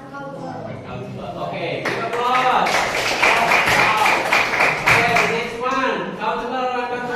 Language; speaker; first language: English; non-native, learner; Indonesian